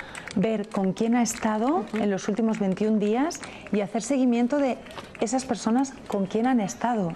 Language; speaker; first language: Spanish; native; Spanish